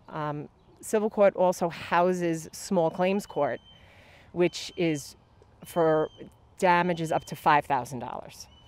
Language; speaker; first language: English; native; English